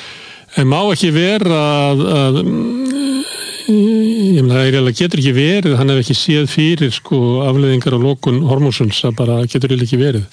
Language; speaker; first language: Icelandic; native; Icelandic